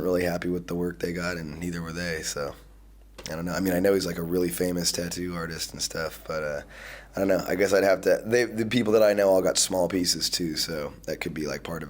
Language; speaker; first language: English; native; English